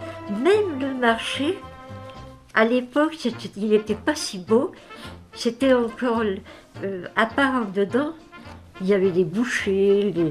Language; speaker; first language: French; native; French